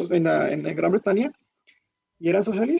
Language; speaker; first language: Spanish; early bilingual, heritage; Spanish